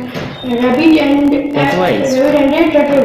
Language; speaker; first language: English; non-native, fluent; Bangla